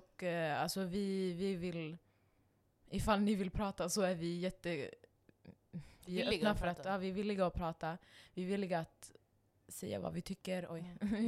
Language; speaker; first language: Swedish; non-native, local second language; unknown